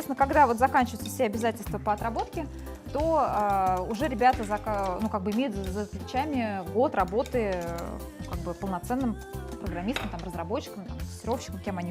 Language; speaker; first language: Russian; native; Russian